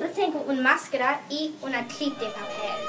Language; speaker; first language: Spanish; non-native, learner; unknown